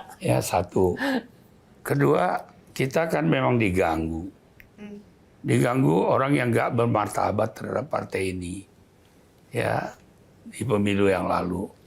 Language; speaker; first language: Indonesian; native; Indonesian